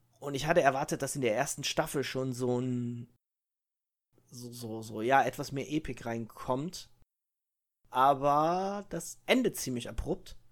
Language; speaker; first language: German; early bilingual, other home language; Italian